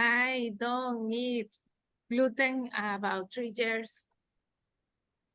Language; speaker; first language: English; non-native, learner; Spanish